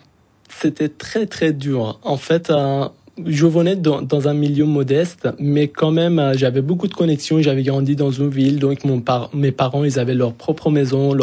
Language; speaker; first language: French; non-native, fluent; Persian